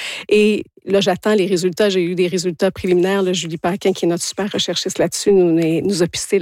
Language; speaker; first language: French; native; French